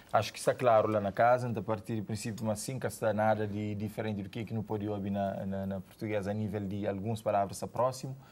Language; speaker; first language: Portuguese; non-native, local second language; Kabuverdianu